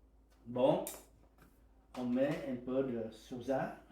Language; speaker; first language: French; non-native, fluent; Vietnamese